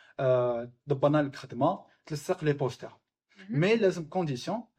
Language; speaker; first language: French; non-native, local second language; Arabic